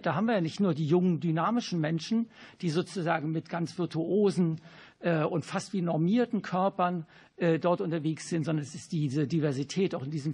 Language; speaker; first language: German; native; German